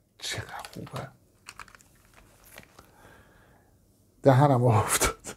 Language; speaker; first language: Persian; native; Persian